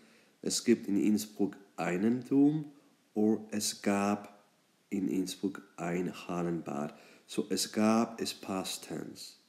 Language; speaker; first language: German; non-native, fluent; English